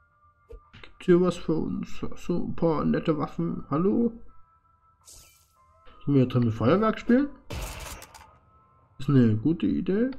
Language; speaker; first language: German; native; German